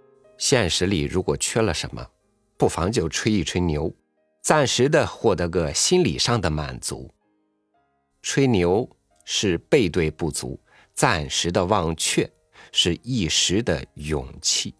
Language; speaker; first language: Chinese; native; Chinese